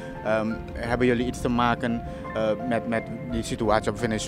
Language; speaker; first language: Dutch; non-native, local second language; Papiamento